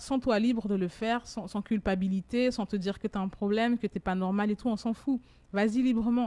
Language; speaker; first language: French; native; French